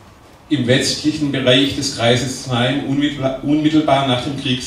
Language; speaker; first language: German; native; German